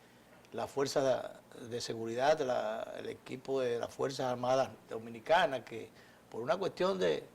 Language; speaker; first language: Spanish; native; Spanish